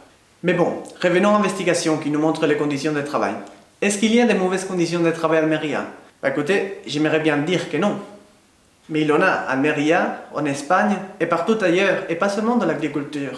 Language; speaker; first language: French; non-native, fluent; Spanish